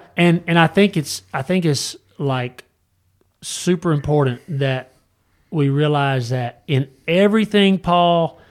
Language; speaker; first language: English; native; English